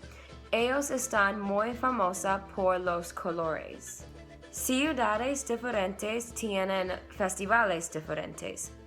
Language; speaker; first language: Spanish; non-native, learner; English